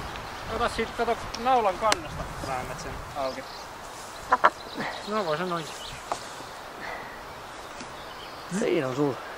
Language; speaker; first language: Finnish; native; Finnish